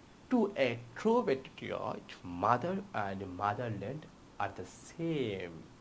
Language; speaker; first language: English; non-native, local second language; Bangla